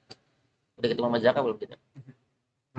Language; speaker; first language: Indonesian; native; Indonesian